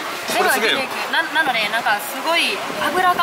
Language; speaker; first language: Japanese; non-native, fluent; Vietnamese